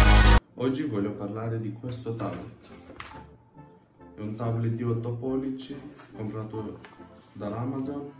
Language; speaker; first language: Italian; non-native, fluent; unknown